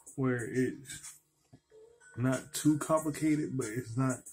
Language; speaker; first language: English; native; English